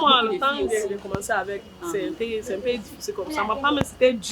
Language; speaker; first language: French; non-native, local second language; English